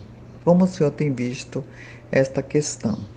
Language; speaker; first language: Portuguese; native; Portuguese